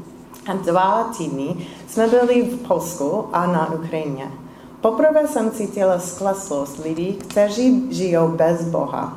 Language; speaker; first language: Czech; non-native, fluent; English